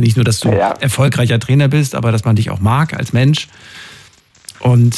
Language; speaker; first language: German; native; German